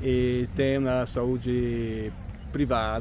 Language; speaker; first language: Portuguese; non-native, fluent; Italian